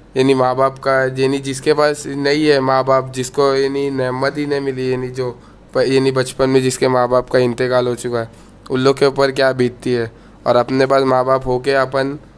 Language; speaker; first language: Hindi; non-native, local second language; Urdu